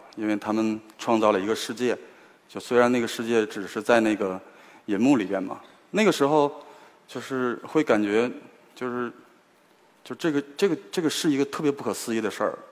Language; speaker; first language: Chinese; native; Chinese